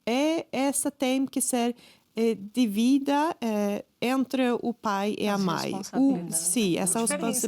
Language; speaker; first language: Portuguese; non-native, fluent; Swedish